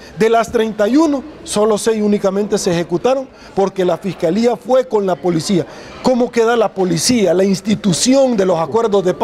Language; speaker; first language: Spanish; native; Spanish